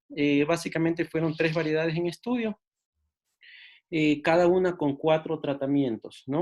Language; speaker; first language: Spanish; native; Spanish